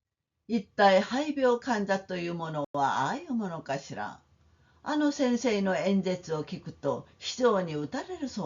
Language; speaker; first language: Japanese; non-native, fluent; Korean